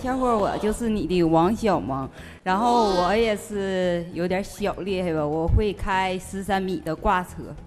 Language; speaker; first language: Chinese; native; Chinese